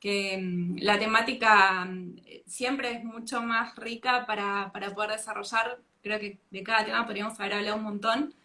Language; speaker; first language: Spanish; native; Spanish